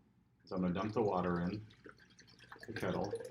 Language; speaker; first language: English; native; English